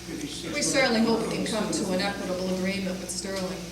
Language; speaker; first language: English; native; English